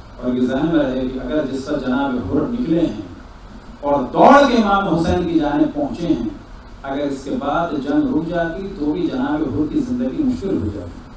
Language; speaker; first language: Urdu; native; Urdu